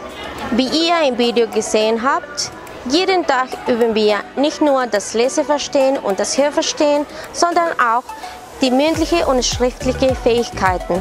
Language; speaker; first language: German; non-native, fluent; Spanish